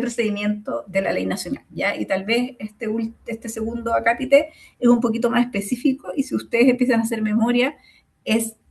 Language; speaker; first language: Spanish; native; Spanish